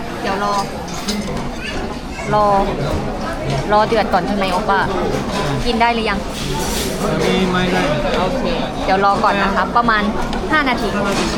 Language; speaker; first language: Thai; native; Thai